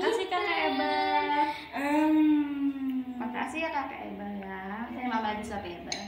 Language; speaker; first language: Indonesian; native; Indonesian